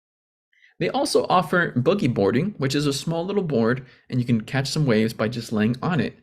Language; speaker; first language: English; native; English